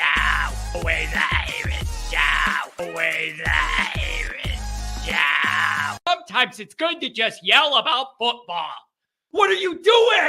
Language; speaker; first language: English; native; English